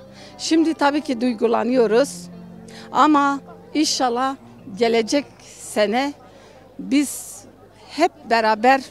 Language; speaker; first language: Turkish; non-native, local second language; Kurdish